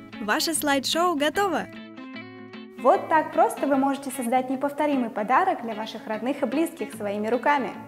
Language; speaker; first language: Russian; native; Russian